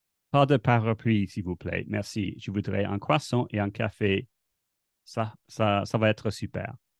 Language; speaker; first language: French; non-native, fluent; English